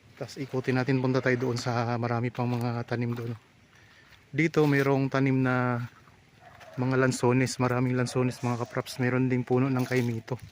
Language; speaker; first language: Filipino; non-native, local second language; Cebuano